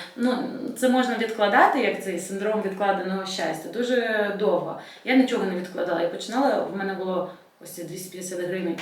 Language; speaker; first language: Ukrainian; non-native, local second language; Russian